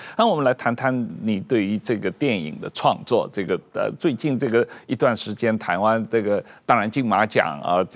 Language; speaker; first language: Chinese; native; Chinese